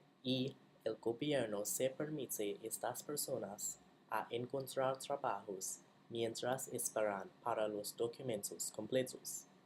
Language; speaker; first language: Spanish; non-native, learner; English